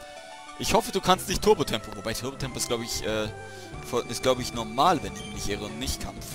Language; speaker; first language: German; native; German